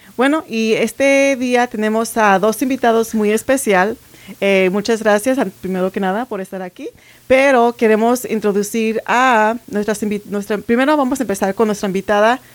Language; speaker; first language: Spanish; early bilingual, heritage; Spanish